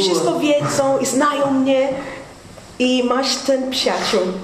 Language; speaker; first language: Polish; non-native, learner; Portuguese